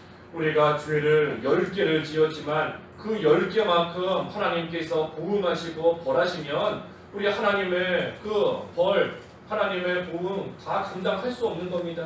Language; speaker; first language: Korean; native; Korean